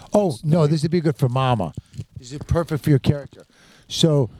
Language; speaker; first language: English; native; English